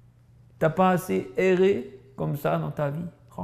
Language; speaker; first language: French; native; French